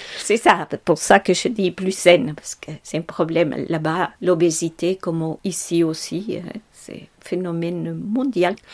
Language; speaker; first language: French; non-native, fluent; Spanish